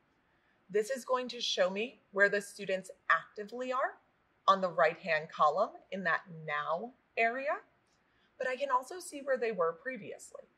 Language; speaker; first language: English; native; English